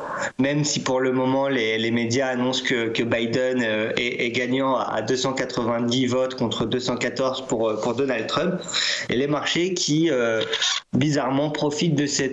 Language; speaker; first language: French; native; French